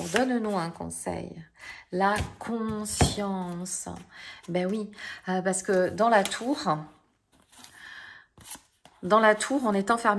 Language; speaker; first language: French; native; French